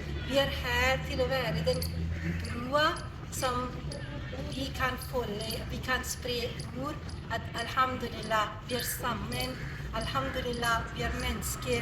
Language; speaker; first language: Norwegian; non-native, fluent; Urdu